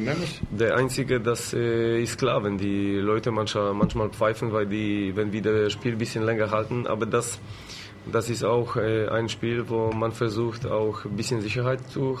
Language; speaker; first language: German; non-native, learner; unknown